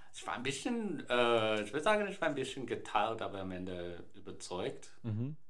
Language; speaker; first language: German; non-native, fluent; English